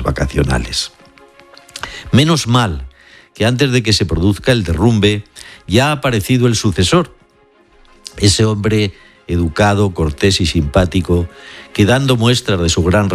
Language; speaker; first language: Spanish; native; Spanish